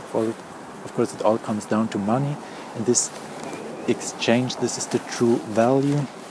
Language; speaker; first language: English; non-native, fluent; German